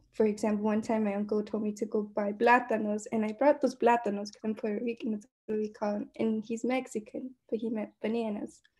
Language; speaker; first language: English; native; English